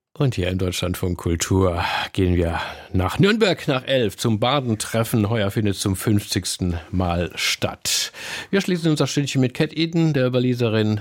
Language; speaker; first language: German; native; German